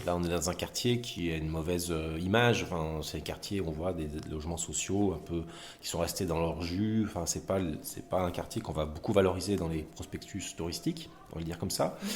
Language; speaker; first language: French; native; French